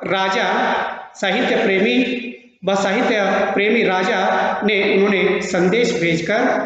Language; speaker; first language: Hindi; non-native, local second language; Kannada